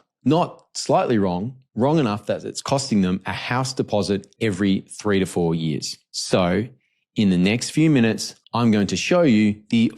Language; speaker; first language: English; native; English